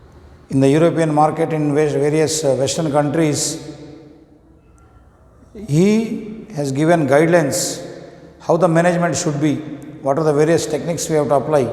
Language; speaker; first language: English; non-native, local second language; Telugu